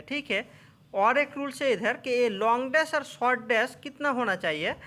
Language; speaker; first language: Hindi; non-native, local second language; Bangla